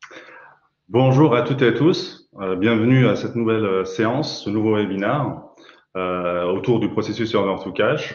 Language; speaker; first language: French; native; French